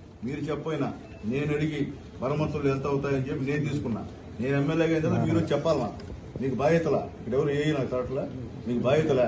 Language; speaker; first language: Telugu; native; Telugu